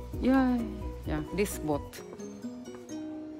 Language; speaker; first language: English; non-native, learner; Filipino